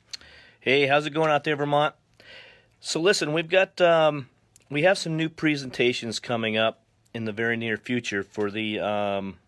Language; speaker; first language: English; native; English